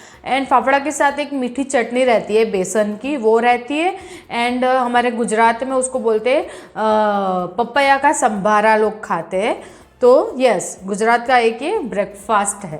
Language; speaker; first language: Hindi; non-native, local second language; Gujarati